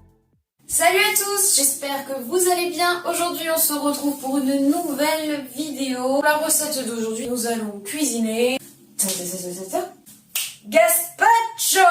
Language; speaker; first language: French; native; French